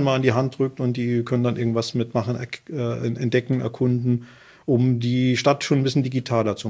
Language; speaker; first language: German; native; German